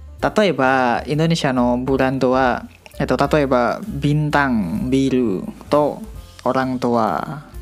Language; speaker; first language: Japanese; non-native, learner; Indonesian